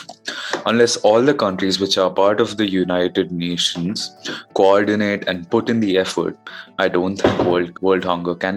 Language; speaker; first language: English; non-native, local second language; Hindi